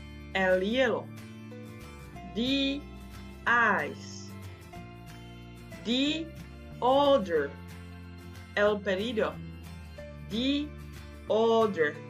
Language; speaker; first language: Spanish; non-native, fluent; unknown